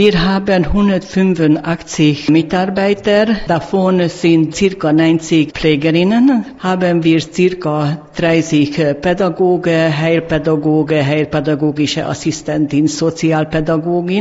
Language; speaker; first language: German; non-native, learner; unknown